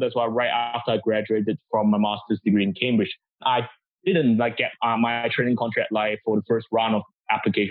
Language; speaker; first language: English; non-native, local second language; Cantonese